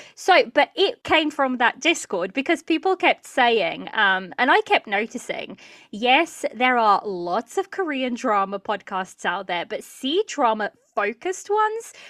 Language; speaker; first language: English; early bilingual, other home language; Portuguese